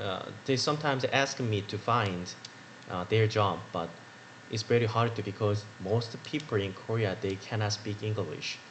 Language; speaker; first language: English; non-native, learner; Korean